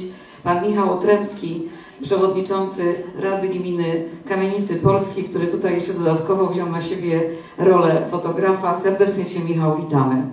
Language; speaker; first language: Polish; native; Polish